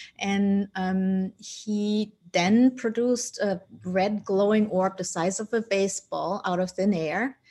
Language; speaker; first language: English; non-native, fluent; German